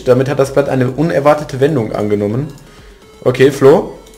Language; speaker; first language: German; native; German